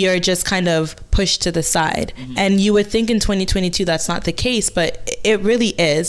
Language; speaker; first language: English; non-native, fluent; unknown